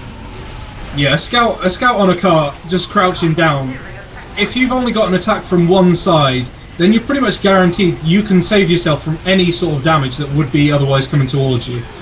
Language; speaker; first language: English; native; English